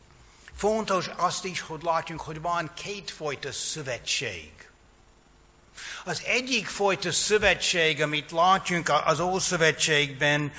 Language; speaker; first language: Hungarian; non-native, fluent; English